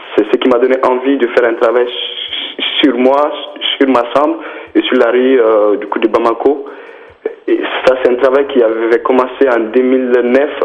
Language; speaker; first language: French; non-native, local second language; Bambara